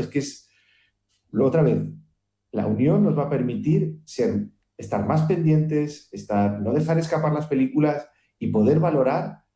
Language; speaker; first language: Spanish; native; Spanish